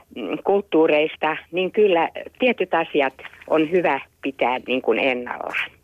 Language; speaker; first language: Finnish; native; Finnish